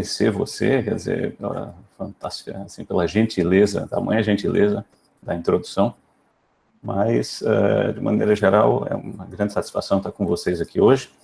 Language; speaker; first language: Portuguese; native; Portuguese